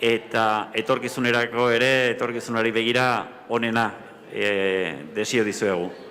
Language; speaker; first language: Basque; native; Basque